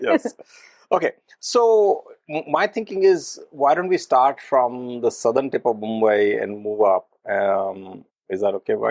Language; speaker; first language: English; non-native, local second language; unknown